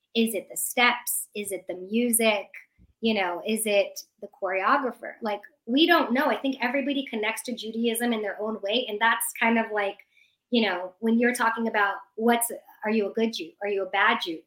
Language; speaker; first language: English; early bilingual, other home language; Persian